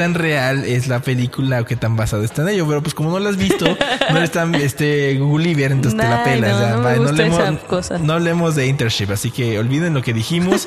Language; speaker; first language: Spanish; native; Spanish